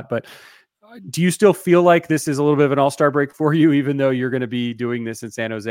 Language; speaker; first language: English; native; English